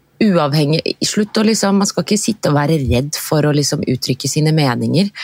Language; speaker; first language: Norwegian; early bilingual, other home language; Arabic